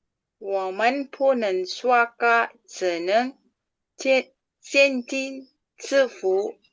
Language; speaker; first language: Chinese; non-native, learner; Indonesian